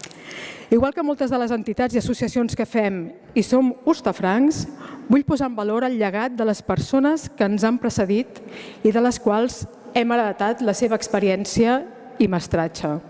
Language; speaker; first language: Catalan; native; Catalan